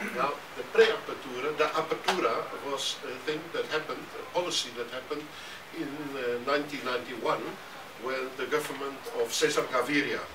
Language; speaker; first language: English; non-native, fluent; Dutch